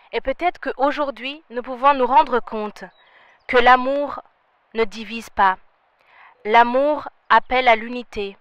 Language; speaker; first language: French; non-native, local second language; Rundi